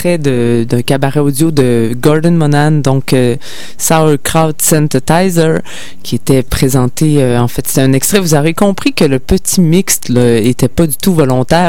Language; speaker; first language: French; native; French